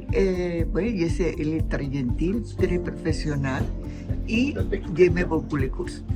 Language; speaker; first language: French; non-native, learner; Spanish